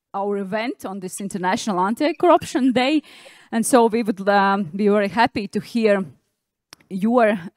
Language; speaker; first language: English; non-native, fluent; Latvian